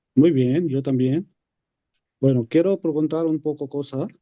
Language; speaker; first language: Spanish; non-native, learner; Urdu